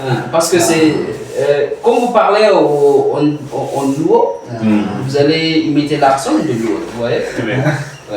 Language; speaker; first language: French; non-native, learner; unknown